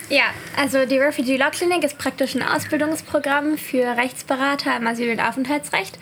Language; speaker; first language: German; native; German